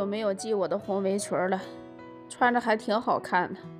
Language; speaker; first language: Chinese; native; Chinese